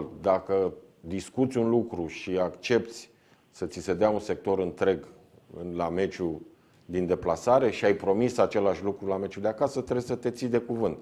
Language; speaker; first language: Romanian; native; Romanian